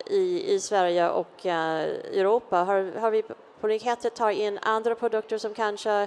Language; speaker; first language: Swedish; non-native, fluent; English